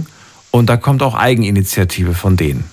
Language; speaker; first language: German; native; German